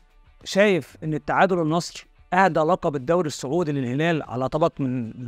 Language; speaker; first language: Arabic; native; Arabic